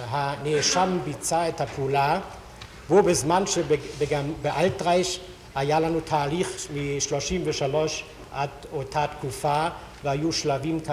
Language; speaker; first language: Hebrew; non-native, fluent; German